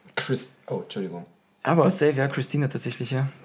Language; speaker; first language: German; native; German